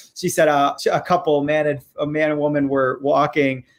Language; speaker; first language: English; native; English